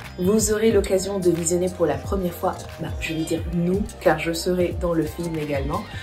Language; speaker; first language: French; non-native, fluent; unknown